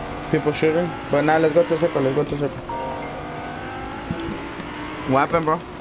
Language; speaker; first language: English; early bilingual, other home language; Spanish